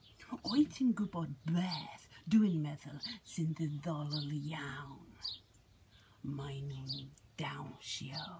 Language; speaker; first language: Welsh; non-native, learner; English